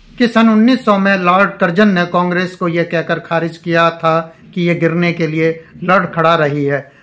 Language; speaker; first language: Hindi; native; Hindi